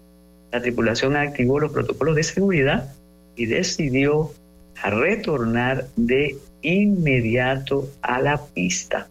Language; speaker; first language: Spanish; native; Spanish